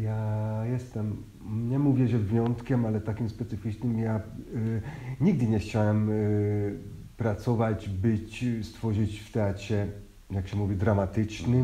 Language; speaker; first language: Polish; non-native, fluent; Hungarian